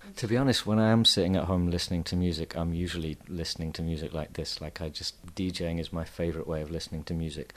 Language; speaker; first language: English; native; English